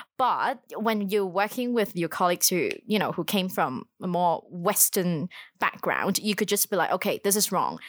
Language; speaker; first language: English; non-native, local second language; Cantonese